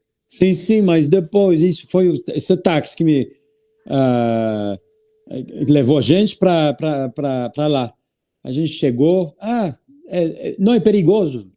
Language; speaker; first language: Portuguese; non-native, learner; French